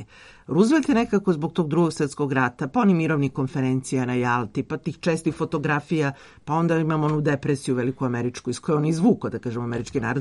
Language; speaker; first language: Serbian; native; Serbian